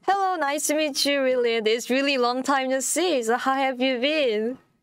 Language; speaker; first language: English; non-native, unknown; Korean